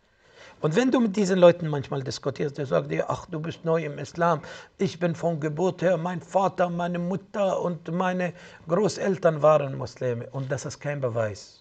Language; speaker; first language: German; non-native, fluent; Arabic